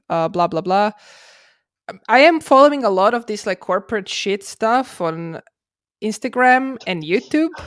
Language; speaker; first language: English; non-native, fluent; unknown